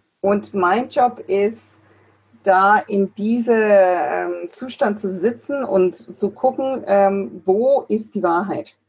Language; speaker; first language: German; non-native, fluent; English